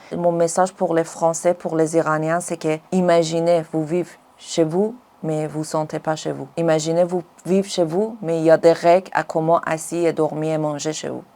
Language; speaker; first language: French; non-native, learner; Persian